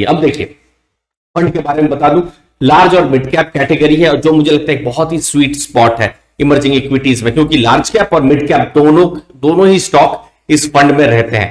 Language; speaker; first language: Hindi; native; Hindi